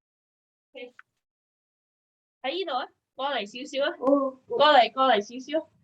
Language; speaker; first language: Chinese; early bilingual, other home language; Cantonese